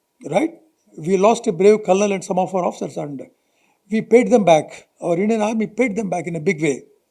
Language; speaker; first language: English; non-native, local second language; Telugu